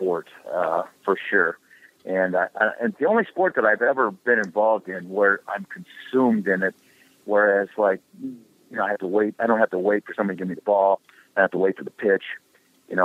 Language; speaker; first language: English; native; English